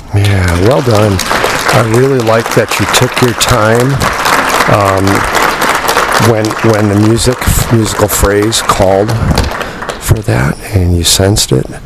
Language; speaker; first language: English; native; English